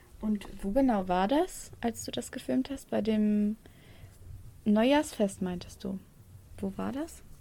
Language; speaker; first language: German; native; German